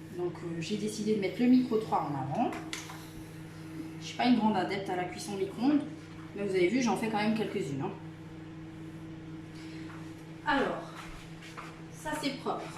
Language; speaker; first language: French; native; French